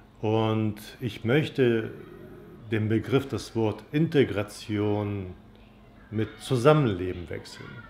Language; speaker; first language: German; non-native, fluent; Turkish